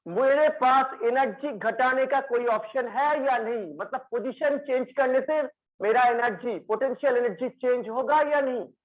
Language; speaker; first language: Hindi; non-native, local second language; Bangla